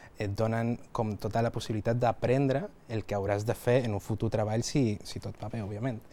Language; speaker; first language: Catalan; non-native, local second language; Spanish